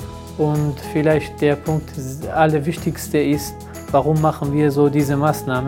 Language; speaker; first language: German; non-native, fluent; Persian